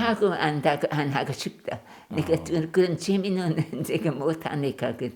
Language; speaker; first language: Korean; non-native, learner; German